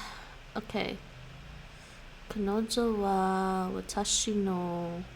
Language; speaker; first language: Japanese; non-native, learner; English